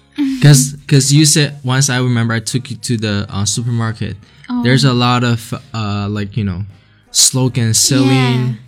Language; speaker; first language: English; non-native, fluent; Chinese